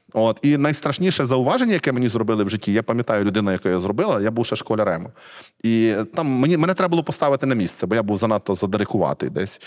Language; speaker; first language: Ukrainian; native; Ukrainian